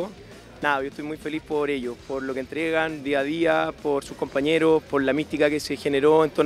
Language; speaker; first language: Spanish; native; Spanish